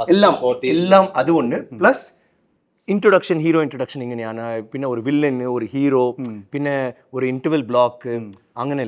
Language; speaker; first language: Malayalam; non-native, fluent; Tamil